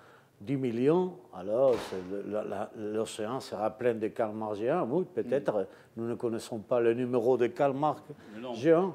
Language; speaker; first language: French; non-native, fluent; Spanish